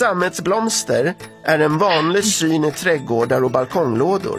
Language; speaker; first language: Swedish; native; Swedish